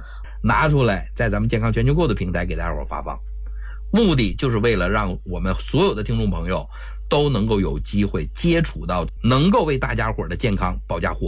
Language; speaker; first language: Chinese; native; Chinese